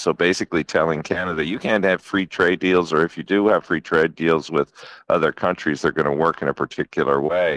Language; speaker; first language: English; native; English